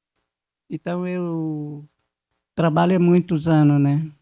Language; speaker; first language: Portuguese; non-native, local second language; Guarani